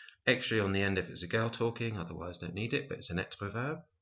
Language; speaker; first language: English; native; English